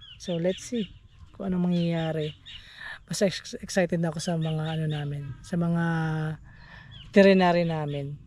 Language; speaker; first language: Filipino; native; Filipino